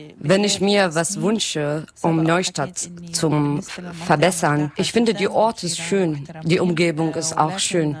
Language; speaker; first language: German; non-native, learner; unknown